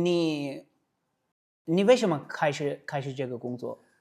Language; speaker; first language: Chinese; non-native, learner; English